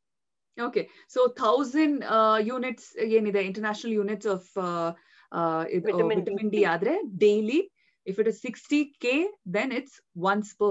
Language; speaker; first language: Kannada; native; Kannada